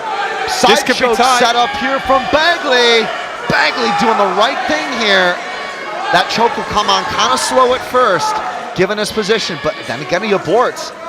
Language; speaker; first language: English; native; English